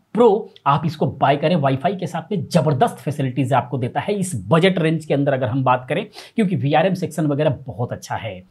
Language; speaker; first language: Hindi; native; Hindi